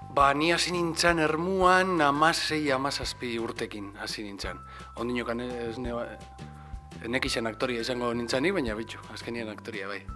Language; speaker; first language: Basque; native; Basque